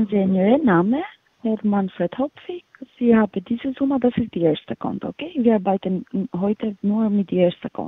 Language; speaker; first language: German; non-native, learner; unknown